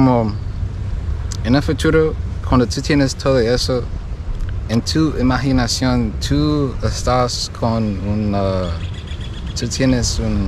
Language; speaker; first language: Spanish; non-native, learner; English